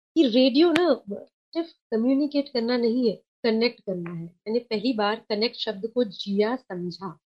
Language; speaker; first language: Hindi; non-native, local second language; Sindhi